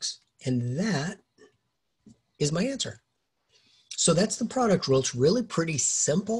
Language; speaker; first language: English; native; English